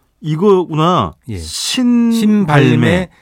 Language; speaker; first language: Korean; native; Korean